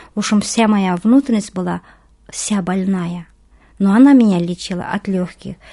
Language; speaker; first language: Russian; non-native, local second language; Kazakh